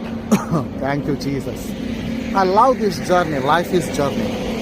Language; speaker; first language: English; non-native, local second language; Telugu